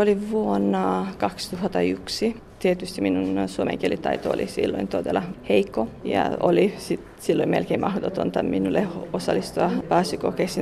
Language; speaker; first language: Finnish; non-native, fluent; Romanian